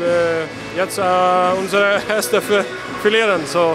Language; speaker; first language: German; non-native, learner; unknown